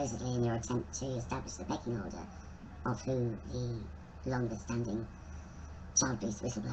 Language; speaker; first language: English; native; English